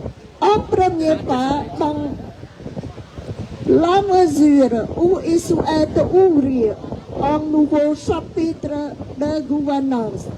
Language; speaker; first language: French; non-native, fluent; Khmer